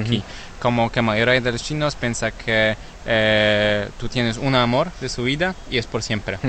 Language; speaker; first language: Spanish; non-native, learner; Polish